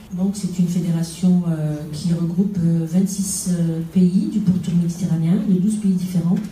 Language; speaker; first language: French; non-native, local second language; Arabic